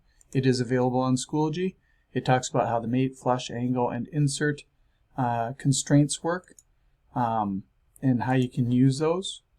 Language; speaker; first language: English; native; English